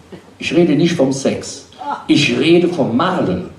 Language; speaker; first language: German; native; German